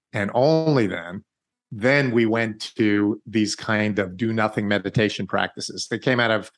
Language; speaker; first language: English; native; English